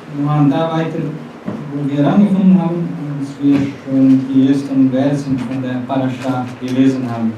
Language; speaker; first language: German; non-native, fluent; Portuguese